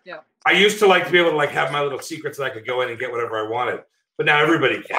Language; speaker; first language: English; native; English